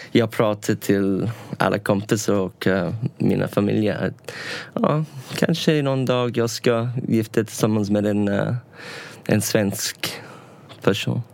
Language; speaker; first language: Swedish; non-native, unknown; English